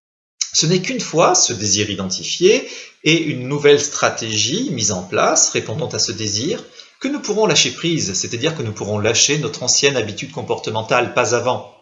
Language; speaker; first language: French; native; French